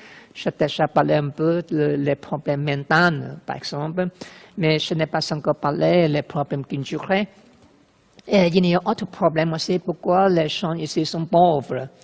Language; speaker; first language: French; non-native, learner; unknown